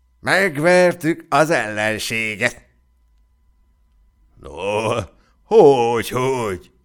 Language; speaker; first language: Hungarian; native; Hungarian